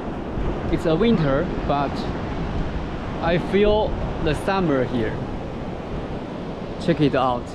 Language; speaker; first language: English; non-native, learner; Chinese